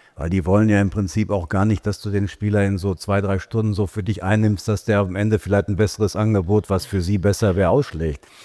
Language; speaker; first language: German; native; German